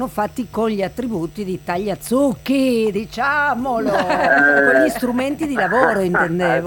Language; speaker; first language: Italian; native; Italian